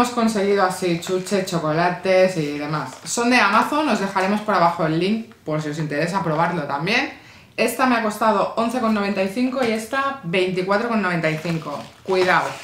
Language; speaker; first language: Spanish; native; Spanish